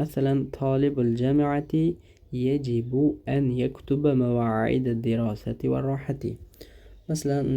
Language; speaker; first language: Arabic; non-native, fluent; Uzbek